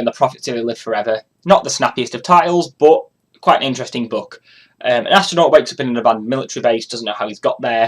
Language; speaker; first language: English; native; English